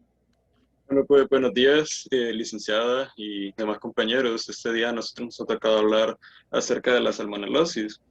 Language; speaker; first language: Spanish; native; Spanish